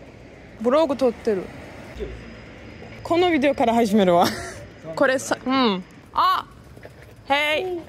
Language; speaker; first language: Japanese; non-native, fluent; Turkish